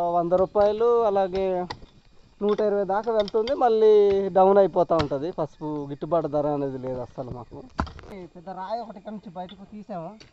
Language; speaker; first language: Telugu; non-native, local second language; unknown